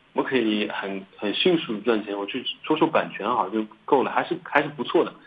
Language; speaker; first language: Chinese; native; Chinese